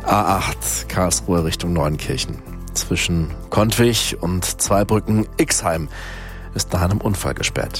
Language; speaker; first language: German; native; German